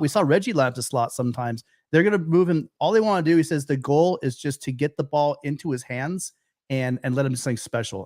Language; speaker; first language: English; native; English